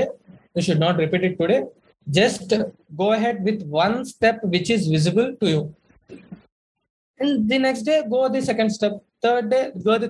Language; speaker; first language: English; non-native, local second language; Telugu